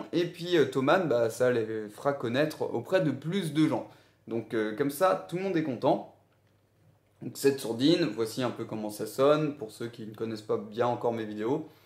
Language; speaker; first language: French; native; French